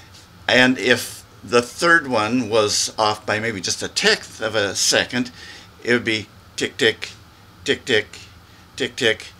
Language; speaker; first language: English; native; English